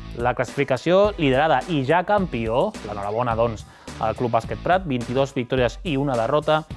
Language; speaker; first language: Catalan; native; Catalan